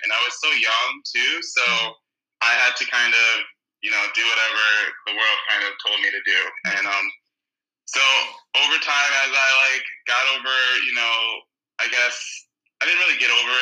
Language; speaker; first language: English; native; English